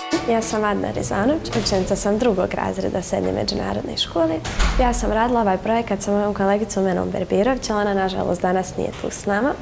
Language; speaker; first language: Bosnian; native; Bosnian